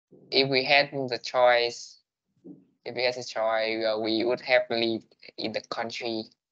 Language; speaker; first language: English; non-native, learner; Vietnamese